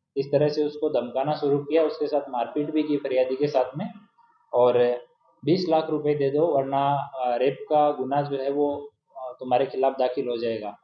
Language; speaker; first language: Hindi; non-native, local second language; Gujarati